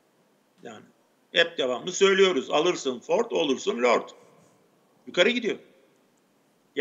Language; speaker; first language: Turkish; native; Turkish